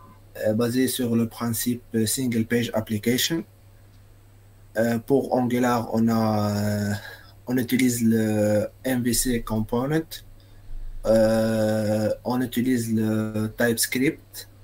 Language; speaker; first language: French; non-native, local second language; Arabic